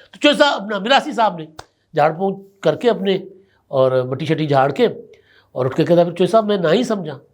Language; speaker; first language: Urdu; non-native, local second language; Sindhi